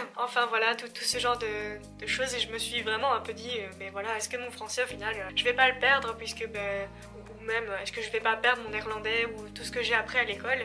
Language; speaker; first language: French; native; French